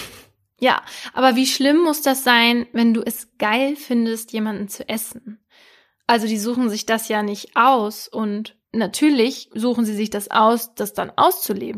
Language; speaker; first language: German; native; German